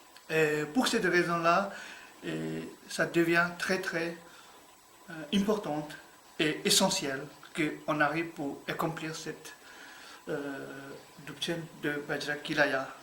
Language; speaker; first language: French; non-native, learner; Tibetan